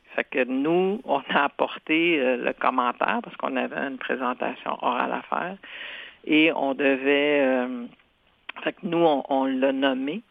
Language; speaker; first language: French; non-native, local second language; Cree